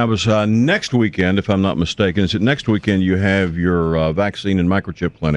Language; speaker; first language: English; native; English